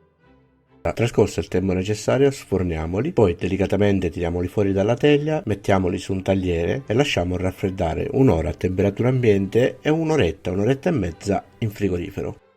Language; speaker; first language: Italian; native; Italian